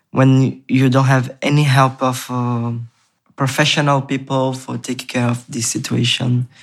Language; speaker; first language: English; non-native, learner; Portuguese